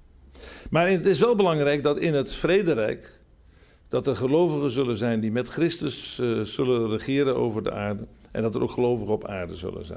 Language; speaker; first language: Dutch; native; Dutch